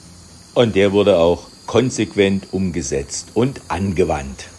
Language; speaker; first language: German; native; German